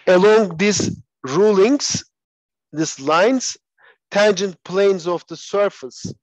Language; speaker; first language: English; non-native, fluent; Turkish